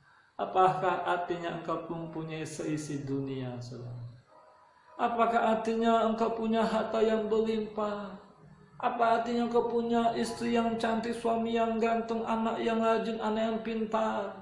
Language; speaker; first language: Indonesian; native; Indonesian